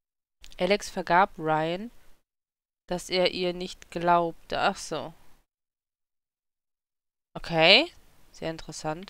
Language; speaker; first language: German; native; German